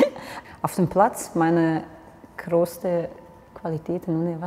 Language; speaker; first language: German; non-native, fluent; Serbian